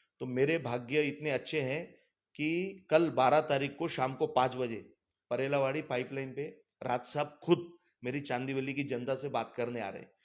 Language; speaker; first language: Hindi; non-native, local second language; Gujarati